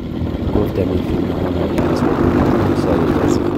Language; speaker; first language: Persian; native; Persian